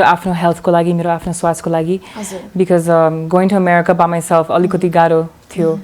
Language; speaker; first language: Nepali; early bilingual, heritage; English